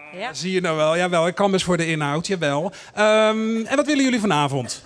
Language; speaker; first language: Dutch; native; Dutch